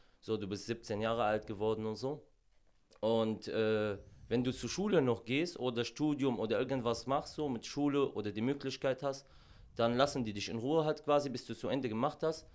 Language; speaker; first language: German; non-native, fluent; Arabic